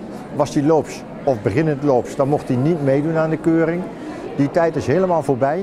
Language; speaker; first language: Dutch; native; Dutch